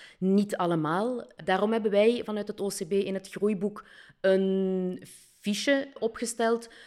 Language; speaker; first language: Dutch; native; Dutch